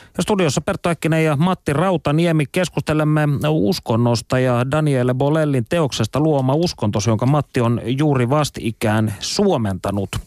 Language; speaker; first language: Finnish; native; Finnish